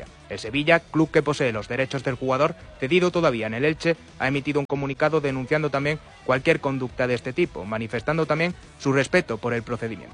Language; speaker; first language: Spanish; native; Spanish